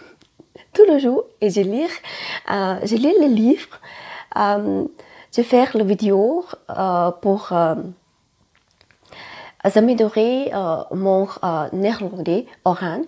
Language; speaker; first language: French; non-native, learner; Thai